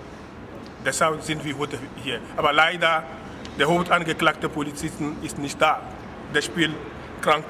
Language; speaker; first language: German; non-native, learner; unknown